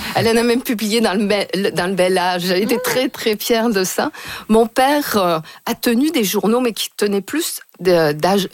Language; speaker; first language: French; native; French